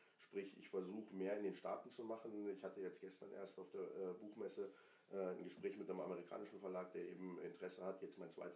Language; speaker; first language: German; early bilingual, other home language; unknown